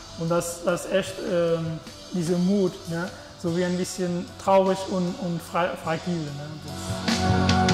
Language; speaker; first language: German; non-native, learner; Portuguese